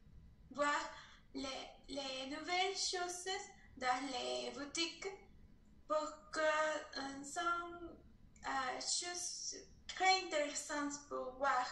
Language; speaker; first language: French; non-native, learner; Spanish